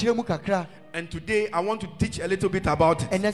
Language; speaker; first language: English; non-native, local second language; Akan